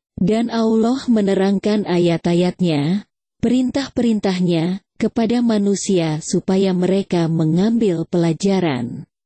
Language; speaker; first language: Indonesian; native; Indonesian